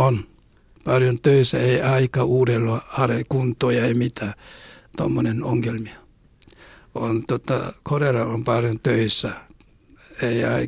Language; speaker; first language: Finnish; non-native, learner; Korean